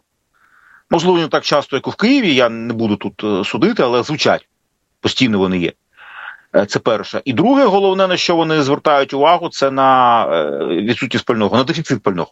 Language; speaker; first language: Ukrainian; native; Ukrainian